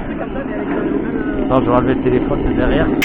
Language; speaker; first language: French; native; French